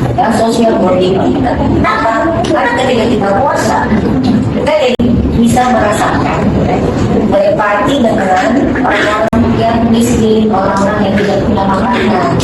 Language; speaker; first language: Indonesian; native; Indonesian